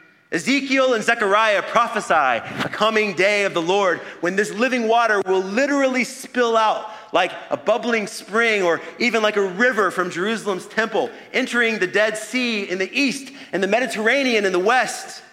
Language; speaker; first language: English; native; English